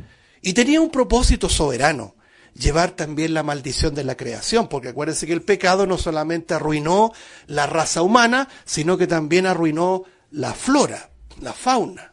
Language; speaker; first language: Spanish; native; Spanish